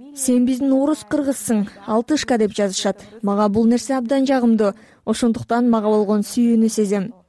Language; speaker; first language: Kyrgyz; non-native, local second language; Russian